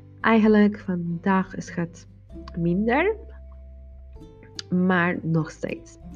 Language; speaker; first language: Dutch; non-native, learner; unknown